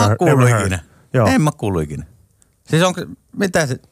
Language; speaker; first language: Finnish; native; Finnish